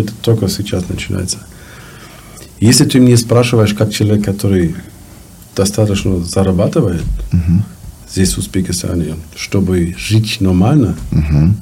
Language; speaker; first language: Russian; non-native, learner; German